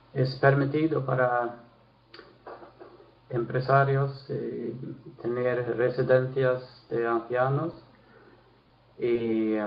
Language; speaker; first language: Spanish; non-native, fluent; Swedish